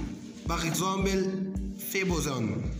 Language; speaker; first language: French; non-native, fluent; Arabic